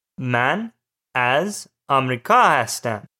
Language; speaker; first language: Persian; non-native, learner; English